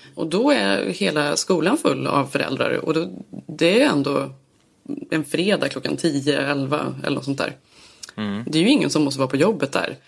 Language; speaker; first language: Swedish; native; Swedish